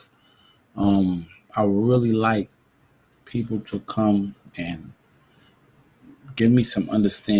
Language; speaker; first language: English; native; English